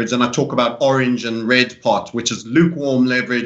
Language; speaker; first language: English; native; English